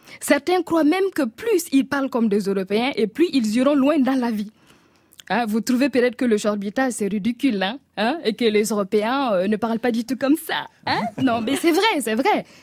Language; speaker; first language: French; non-native, local second language; Mossi